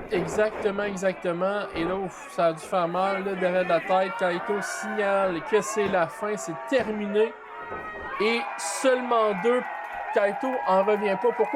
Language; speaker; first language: French; native; French